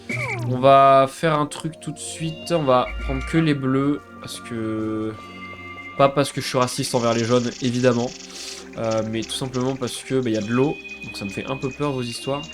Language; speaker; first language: French; native; French